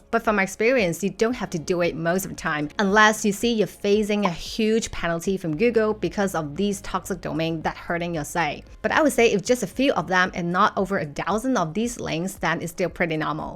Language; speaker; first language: English; non-native, fluent; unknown